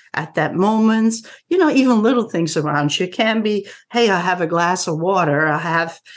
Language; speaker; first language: English; non-native, fluent; Dutch